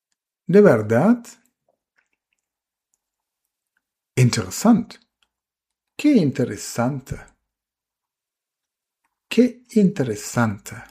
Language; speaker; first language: Spanish; non-native, fluent; German